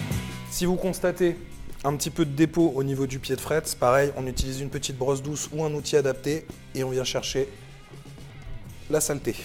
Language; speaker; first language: French; native; French